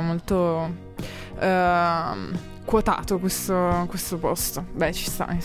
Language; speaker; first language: Italian; native; Italian